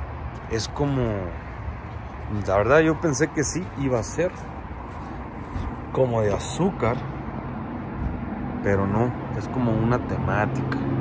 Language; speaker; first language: Spanish; native; Spanish